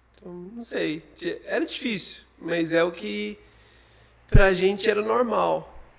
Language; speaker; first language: Portuguese; non-native, fluent; English